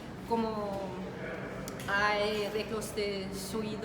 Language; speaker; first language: Spanish; non-native, learner; Danish